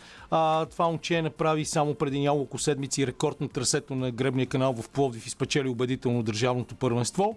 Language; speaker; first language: Bulgarian; native; Bulgarian